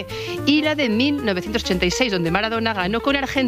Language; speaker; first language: Spanish; native; Spanish